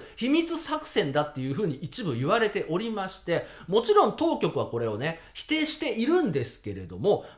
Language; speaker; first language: Japanese; native; Japanese